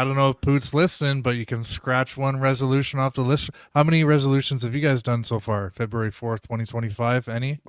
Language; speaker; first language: English; native; English